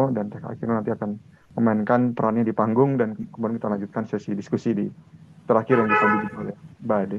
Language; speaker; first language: Indonesian; native; Indonesian